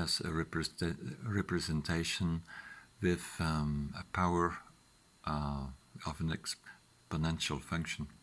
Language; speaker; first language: English; non-native, fluent; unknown